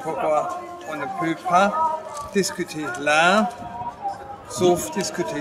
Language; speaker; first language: French; non-native, fluent; German